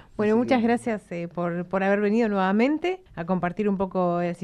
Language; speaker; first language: Spanish; native; Spanish